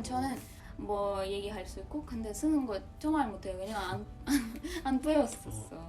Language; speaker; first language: Korean; non-native, learner; Russian